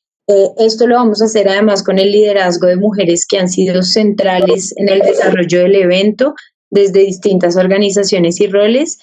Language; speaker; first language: Spanish; native; Spanish